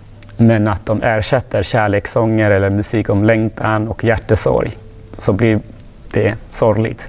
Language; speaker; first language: Swedish; non-native, fluent; Tigrinya